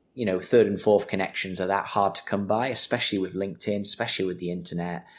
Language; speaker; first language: English; native; English